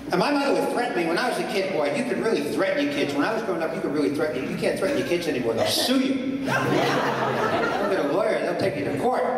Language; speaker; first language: English; native; English